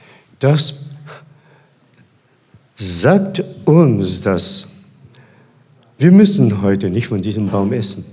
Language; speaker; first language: German; non-native, fluent; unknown